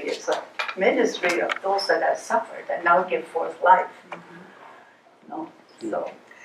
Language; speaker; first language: English; early bilingual, other home language; German